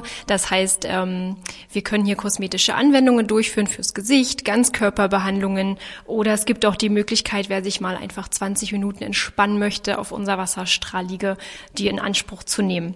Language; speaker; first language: German; native; German